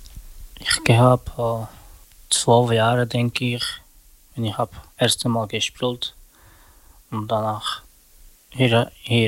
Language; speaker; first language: German; non-native, learner; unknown